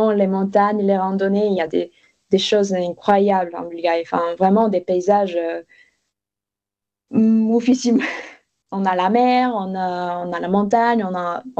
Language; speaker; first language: French; non-native, fluent; Bulgarian